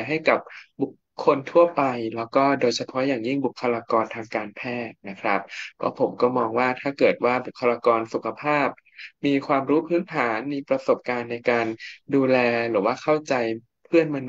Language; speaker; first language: Thai; native; Thai